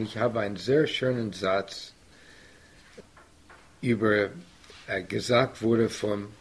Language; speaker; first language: German; non-native, fluent; English